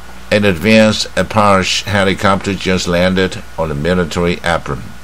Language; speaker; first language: English; non-native, fluent; Chinese